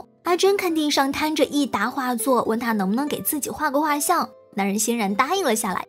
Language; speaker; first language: Chinese; native; Chinese